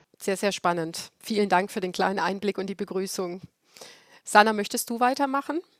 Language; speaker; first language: German; native; German